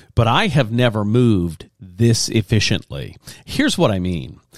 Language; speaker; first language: English; native; English